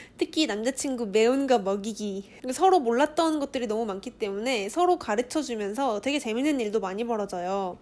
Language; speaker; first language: Korean; native; Korean